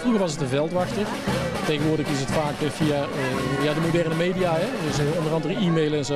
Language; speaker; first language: Dutch; native; Dutch